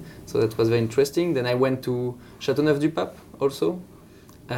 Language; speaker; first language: English; non-native, fluent; French